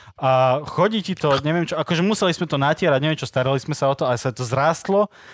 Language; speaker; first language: Slovak; native; Slovak